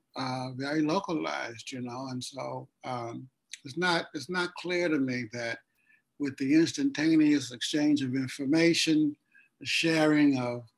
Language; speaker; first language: English; native; English